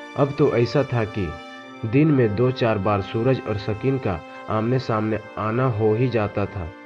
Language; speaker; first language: Hindi; native; Hindi